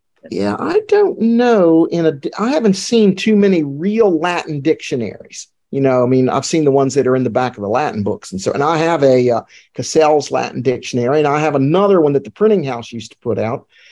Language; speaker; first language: English; native; English